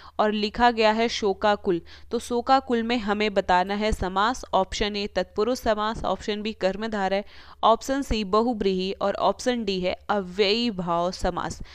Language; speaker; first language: Hindi; native; Hindi